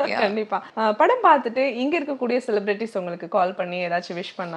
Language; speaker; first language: Tamil; native; Tamil